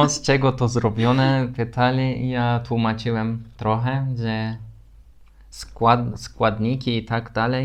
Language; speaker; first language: Polish; non-native, learner; Turkish